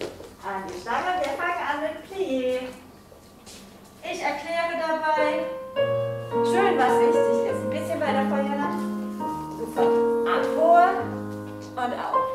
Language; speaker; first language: German; native; German